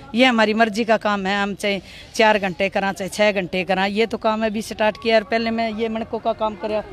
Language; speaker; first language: Hindi; native; Hindi